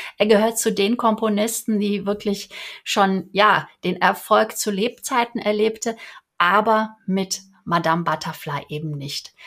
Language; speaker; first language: German; native; German